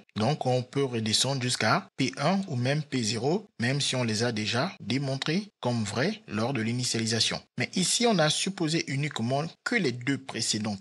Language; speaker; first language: French; native; French